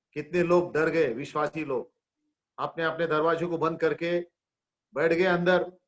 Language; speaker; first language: Hindi; non-native, local second language; Marathi